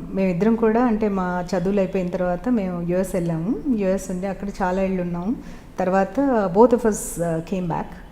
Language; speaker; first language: Telugu; native; Telugu